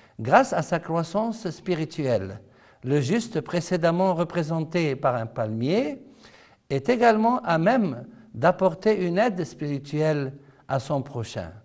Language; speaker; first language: French; non-native, fluent; Arabic